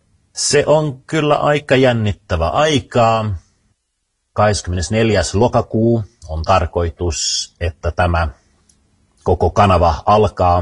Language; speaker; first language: Finnish; early bilingual, heritage; Finnish